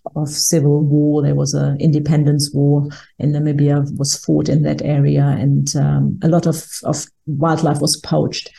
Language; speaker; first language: English; non-native, fluent; German